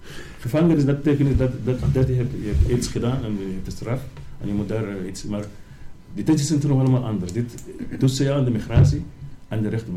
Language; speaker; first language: Dutch; non-native, learner; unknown